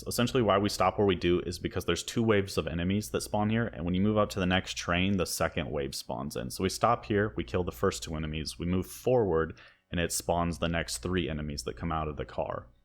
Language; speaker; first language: English; native; English